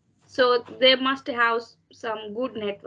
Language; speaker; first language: English; non-native, learner; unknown